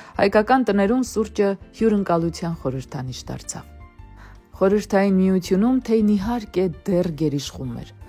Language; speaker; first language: Armenian; native; Armenian